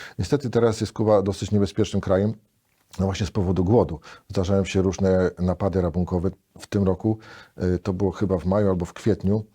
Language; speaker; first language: Polish; native; Polish